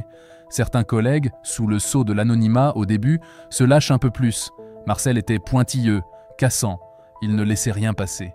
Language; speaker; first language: French; native; French